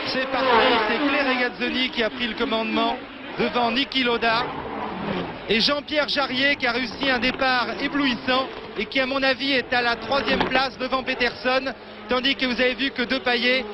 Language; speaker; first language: French; native; French